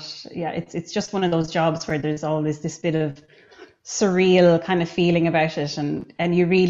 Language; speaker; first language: English; native; English